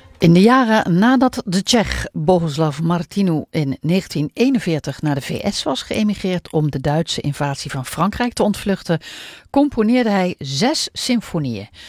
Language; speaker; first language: Dutch; native; Dutch